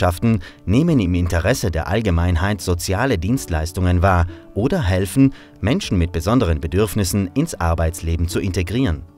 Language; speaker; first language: German; native; German